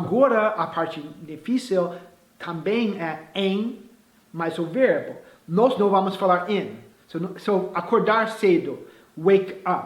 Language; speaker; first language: Portuguese; non-native, fluent; English